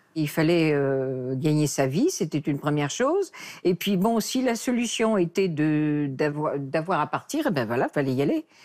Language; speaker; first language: French; native; French